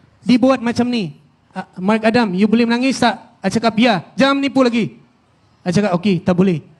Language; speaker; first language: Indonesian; non-native, fluent; Filipino